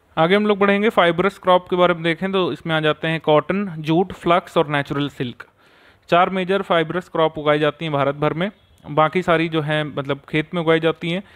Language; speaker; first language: Hindi; native; Hindi